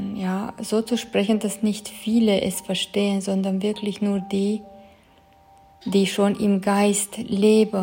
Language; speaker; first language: German; non-native, fluent; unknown